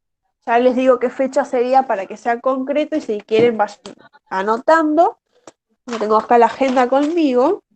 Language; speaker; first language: Spanish; native; Spanish